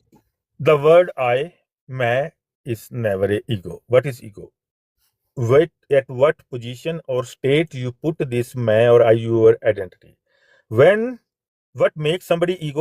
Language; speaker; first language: English; non-native, fluent; Punjabi